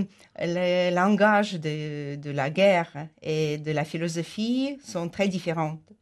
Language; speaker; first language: French; non-native, fluent; Ukrainian